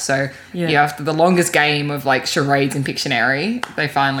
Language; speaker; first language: English; native; English